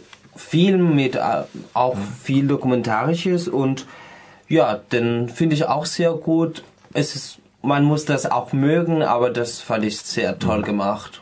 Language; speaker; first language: German; non-native, fluent; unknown